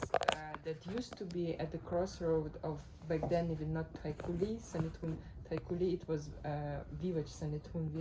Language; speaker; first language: English; non-native, fluent; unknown